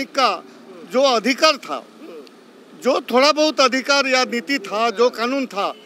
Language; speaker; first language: Hindi; non-native, local second language; Odia